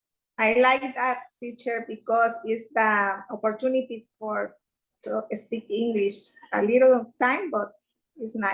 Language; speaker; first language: English; non-native, learner; Spanish